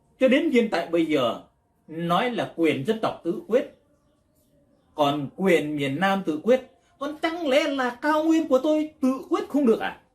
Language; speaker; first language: Vietnamese; non-native, local second language; Jarai